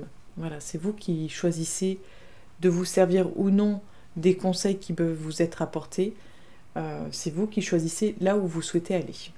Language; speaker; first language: French; native; French